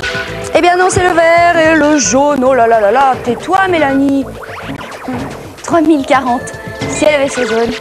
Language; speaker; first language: French; native; French